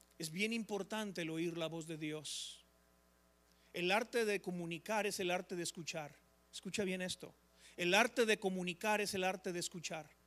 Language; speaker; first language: Spanish; native; Spanish